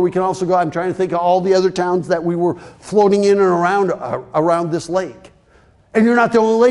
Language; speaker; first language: English; native; English